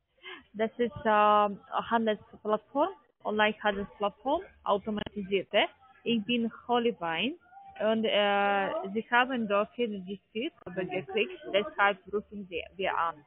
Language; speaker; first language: German; non-native, learner; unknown